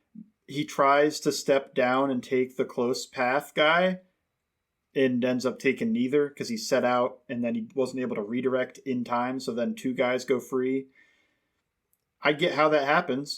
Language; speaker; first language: English; native; English